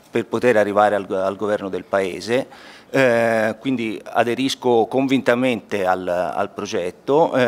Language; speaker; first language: Italian; native; Italian